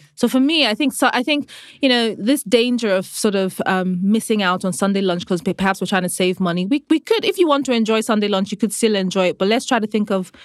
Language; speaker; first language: English; non-native, local second language; Igbo